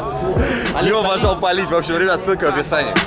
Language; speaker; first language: Russian; native; Russian